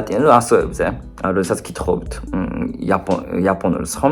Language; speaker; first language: Georgian; non-native, fluent; Japanese